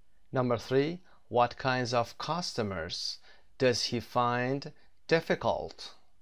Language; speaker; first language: English; non-native, fluent; Persian